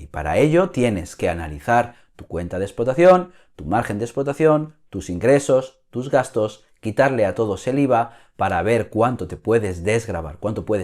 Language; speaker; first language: Spanish; native; Spanish